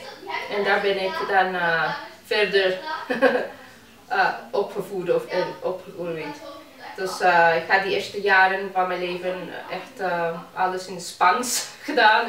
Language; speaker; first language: Dutch; non-native, fluent; Spanish